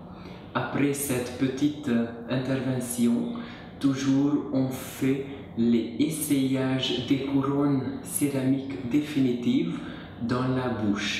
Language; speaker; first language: French; non-native, learner; Hungarian